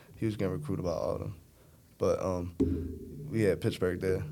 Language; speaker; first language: English; native; English